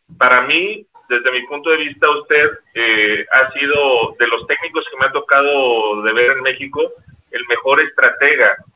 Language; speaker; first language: Spanish; native; Spanish